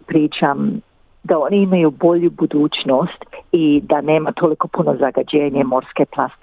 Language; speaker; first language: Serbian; early bilingual, heritage; English